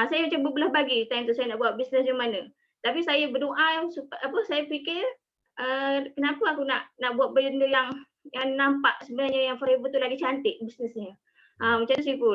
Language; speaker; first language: Malay; native; Malay